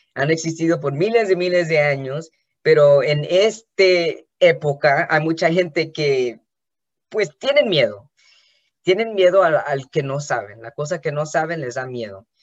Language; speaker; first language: Spanish; early bilingual, heritage; Spanish